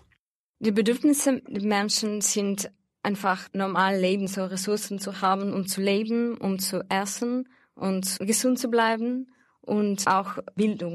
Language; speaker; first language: German; non-native, fluent; Russian